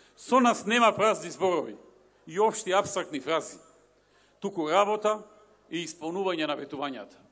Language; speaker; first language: Macedonian; native; Macedonian